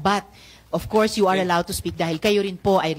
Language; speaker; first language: Filipino; native; Filipino